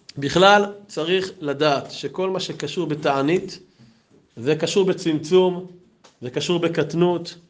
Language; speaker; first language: Hebrew; native; Hebrew